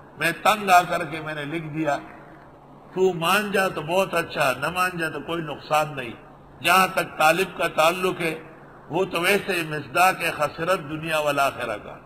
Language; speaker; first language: Urdu; non-native, local second language; Pashto